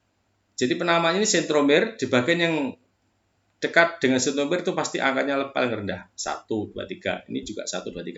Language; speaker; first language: Indonesian; native; Indonesian